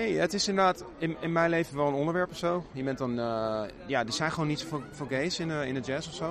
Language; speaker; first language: Dutch; native; Dutch